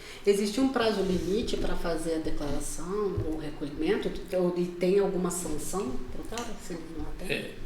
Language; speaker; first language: Portuguese; native; Portuguese